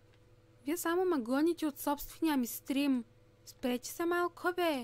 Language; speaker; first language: Bulgarian; native; Bulgarian